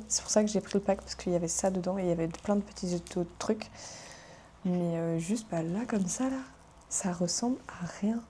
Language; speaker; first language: French; native; French